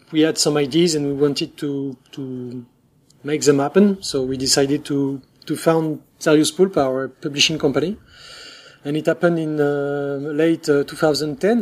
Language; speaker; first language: English; non-native, fluent; French